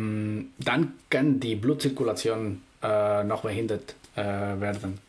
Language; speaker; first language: German; non-native, fluent; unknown